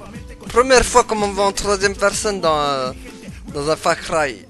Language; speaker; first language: French; native; French